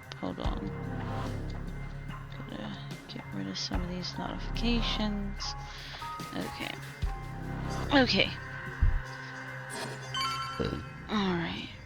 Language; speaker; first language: English; native; English